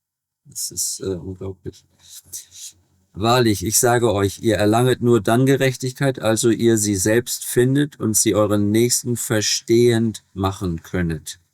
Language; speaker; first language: German; native; German